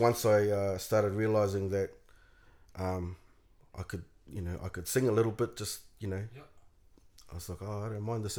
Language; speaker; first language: English; native; English